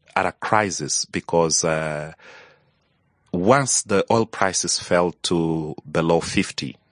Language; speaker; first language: English; non-native, fluent; Portuguese